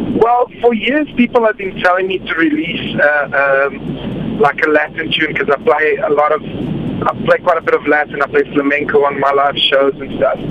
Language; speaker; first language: English; non-native, fluent; Portuguese